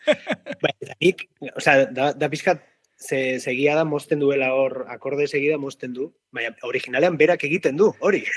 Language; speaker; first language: Basque; native; Basque